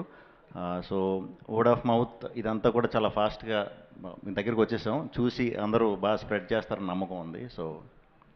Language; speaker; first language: Telugu; native; Telugu